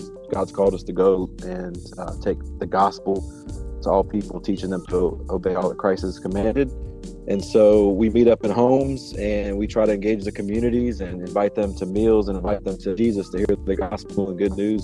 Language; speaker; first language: English; native; English